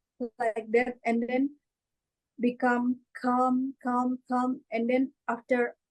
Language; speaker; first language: English; non-native, learner; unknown